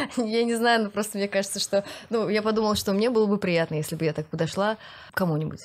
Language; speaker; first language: Russian; native; Russian